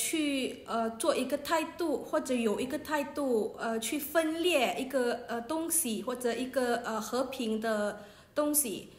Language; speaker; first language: Chinese; non-native, learner; Malay